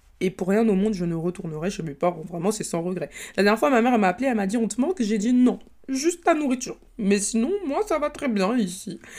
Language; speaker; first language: French; early bilingual, other home language; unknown